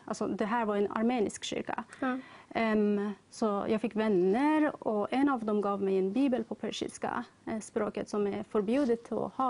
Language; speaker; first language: Swedish; non-native, learner; Persian